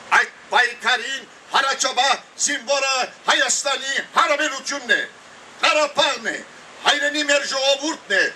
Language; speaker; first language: Armenian; early bilingual, heritage; Armenian